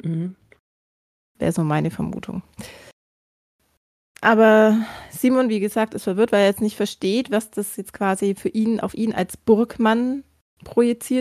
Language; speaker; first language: German; native; German